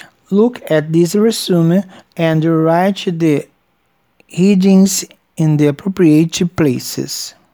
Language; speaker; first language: English; non-native, fluent; Portuguese